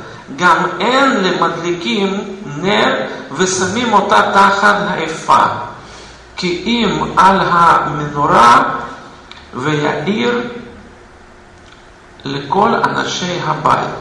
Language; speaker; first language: Hebrew; non-native, fluent; Russian